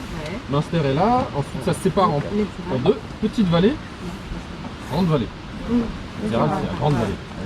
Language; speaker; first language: French; native; French